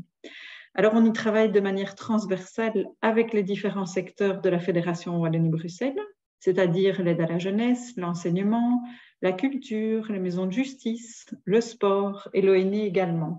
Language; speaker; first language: French; native; French